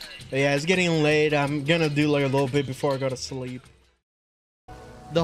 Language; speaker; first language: English; early bilingual, other home language; Spanish